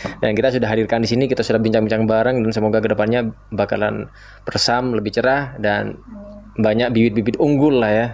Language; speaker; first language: Indonesian; non-native, local second language; Madurese